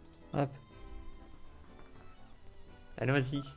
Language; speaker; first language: French; native; French